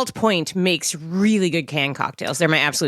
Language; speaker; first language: English; native; English